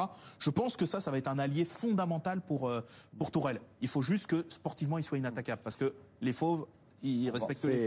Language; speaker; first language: French; native; French